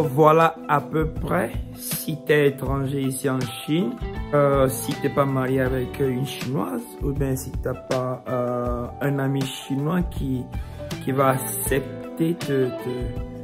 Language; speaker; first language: French; non-native, local second language; Ewe